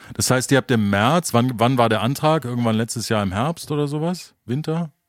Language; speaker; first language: German; native; German